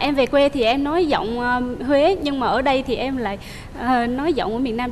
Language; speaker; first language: Vietnamese; native; Vietnamese